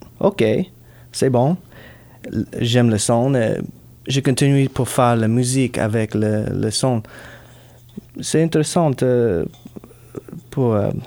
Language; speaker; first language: French; non-native, learner; English